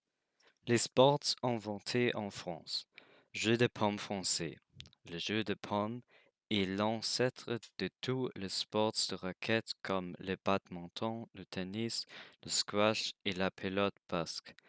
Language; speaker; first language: French; non-native, learner; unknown